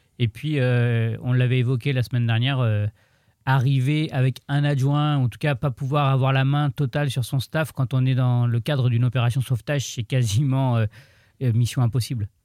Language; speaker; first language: French; native; French